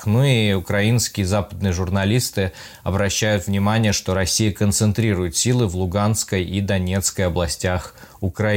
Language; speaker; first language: Russian; native; Russian